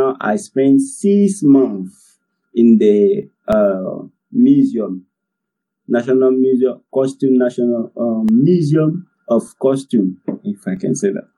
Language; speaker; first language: English; non-native, learner; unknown